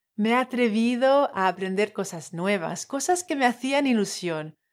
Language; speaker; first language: Spanish; non-native, fluent; French